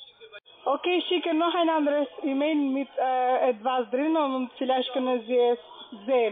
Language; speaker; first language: German; non-native, learner; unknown